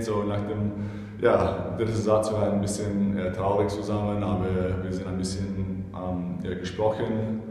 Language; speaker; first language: German; non-native, fluent; English